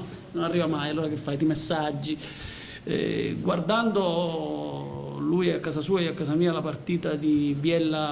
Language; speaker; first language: Italian; native; Italian